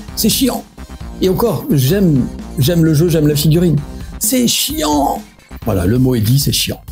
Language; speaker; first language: French; native; French